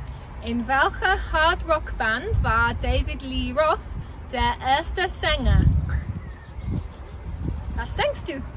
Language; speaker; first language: German; non-native, learner; English